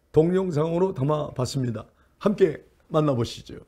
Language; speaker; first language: Korean; native; Korean